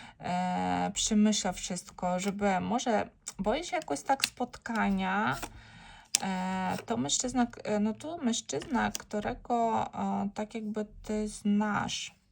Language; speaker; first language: Polish; non-native, learner; Ukrainian